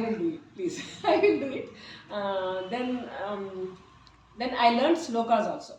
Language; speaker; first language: English; non-native, local second language; Telugu